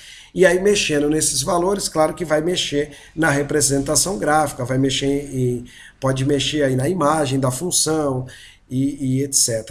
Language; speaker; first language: Portuguese; native; Portuguese